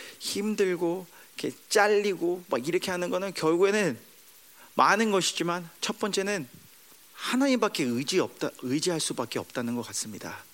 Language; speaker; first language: Korean; early bilingual, heritage; Korean